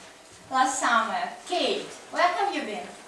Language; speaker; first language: English; non-native, fluent; Russian